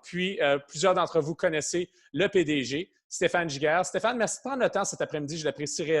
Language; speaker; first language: French; native; French